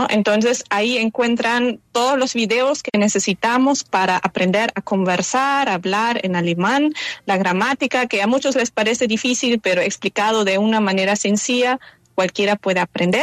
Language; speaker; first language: Spanish; non-native, fluent; German